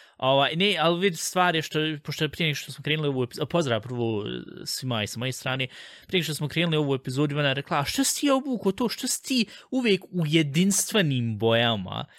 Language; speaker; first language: Bosnian; early bilingual, heritage; Bosnian